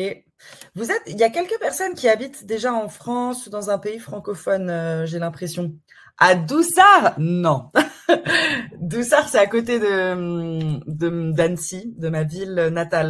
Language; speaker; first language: French; native; French